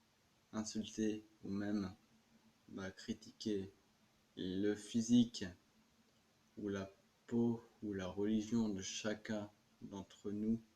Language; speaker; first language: French; native; French